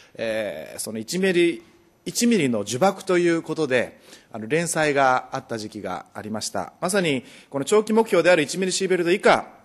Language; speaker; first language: Japanese; native; Japanese